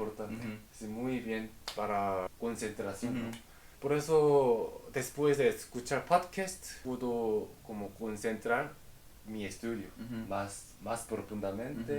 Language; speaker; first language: Spanish; non-native, fluent; Korean